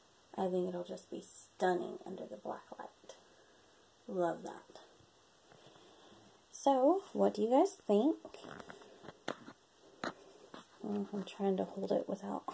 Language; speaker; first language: English; native; English